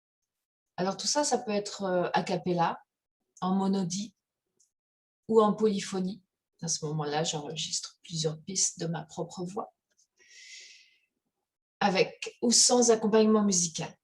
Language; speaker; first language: French; native; French